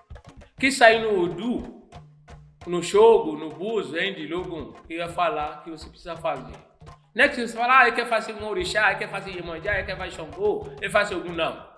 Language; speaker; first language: Portuguese; non-native, learner; Yoruba